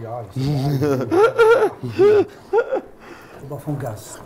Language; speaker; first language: German; non-native, learner; French